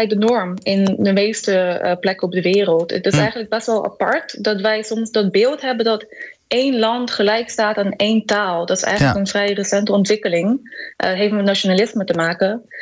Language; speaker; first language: Dutch; early bilingual, other home language; Macedonian